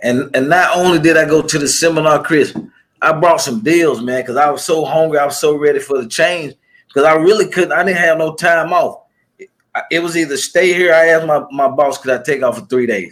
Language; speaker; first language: English; native; English